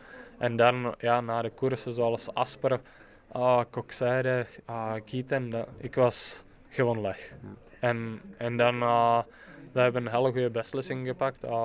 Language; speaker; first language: Dutch; non-native, fluent; Czech